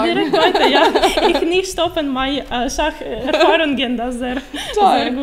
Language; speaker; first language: German; non-native, learner; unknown